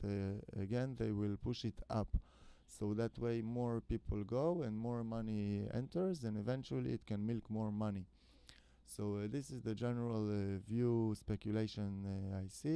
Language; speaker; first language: English; non-native, fluent; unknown